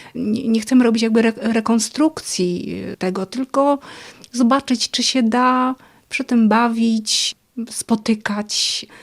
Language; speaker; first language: Polish; native; Polish